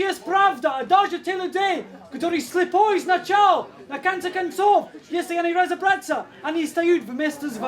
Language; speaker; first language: Russian; non-native, learner; English